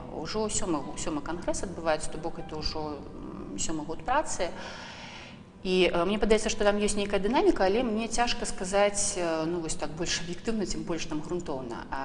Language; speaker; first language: Belarusian; native; Belarusian